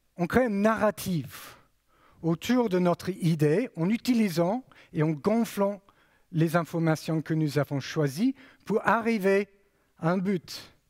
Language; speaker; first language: French; non-native, fluent; English